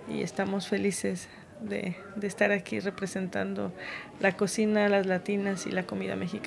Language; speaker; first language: Spanish; native; Spanish